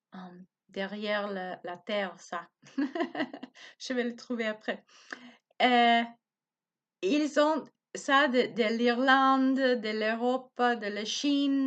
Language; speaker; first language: French; non-native, learner; Spanish